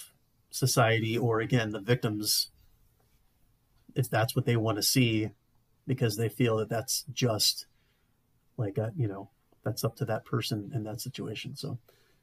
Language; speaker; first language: English; native; English